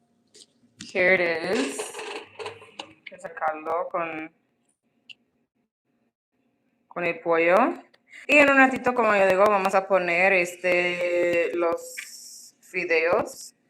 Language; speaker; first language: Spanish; non-native, learner; English